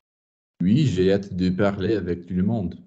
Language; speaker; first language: French; non-native, learner; English